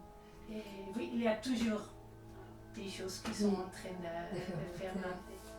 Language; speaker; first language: French; non-native, fluent; Dutch